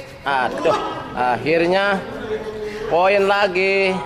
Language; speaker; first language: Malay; non-native, local second language; Javanese